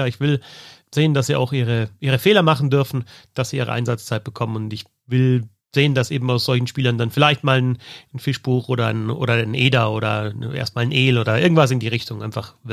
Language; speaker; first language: German; native; German